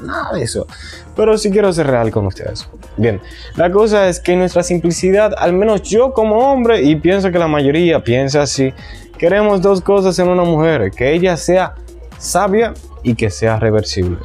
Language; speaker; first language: Spanish; native; Spanish